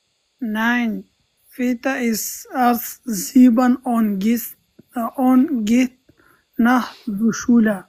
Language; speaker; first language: German; non-native, learner; Pashto